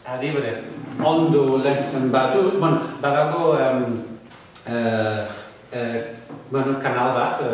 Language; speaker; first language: Basque; non-native, fluent; English